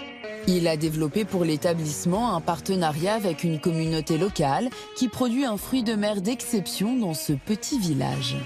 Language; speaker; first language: French; native; French